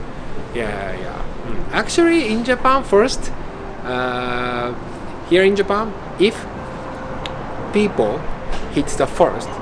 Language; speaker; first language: English; non-native, fluent; Japanese